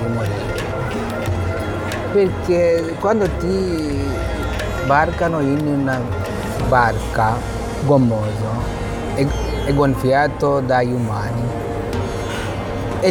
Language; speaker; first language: Italian; non-native, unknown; Bangla